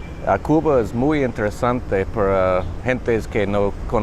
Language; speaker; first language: Spanish; non-native, learner; English